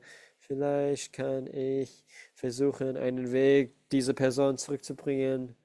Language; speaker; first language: German; non-native, fluent; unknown